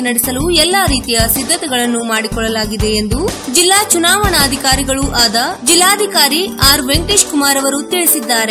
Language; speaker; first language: Kannada; native; Kannada